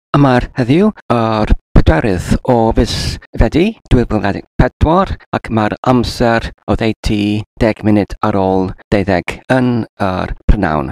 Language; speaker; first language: Welsh; non-native, learner; English